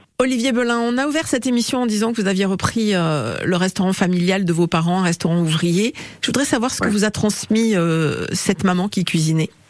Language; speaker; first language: French; native; French